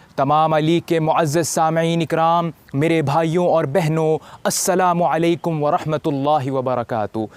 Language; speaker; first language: Urdu; native; Urdu